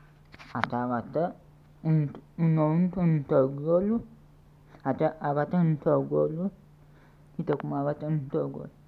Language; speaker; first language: Romanian; non-native, learner; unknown